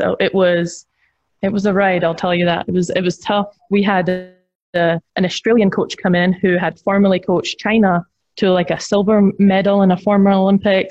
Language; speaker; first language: English; native; English